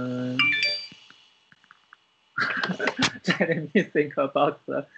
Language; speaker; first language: English; non-native, learner; Chinese